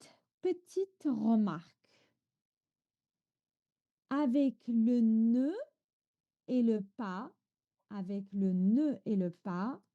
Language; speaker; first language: French; non-native, fluent; Chinese